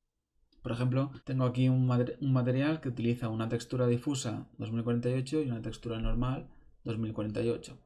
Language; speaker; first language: Spanish; native; Spanish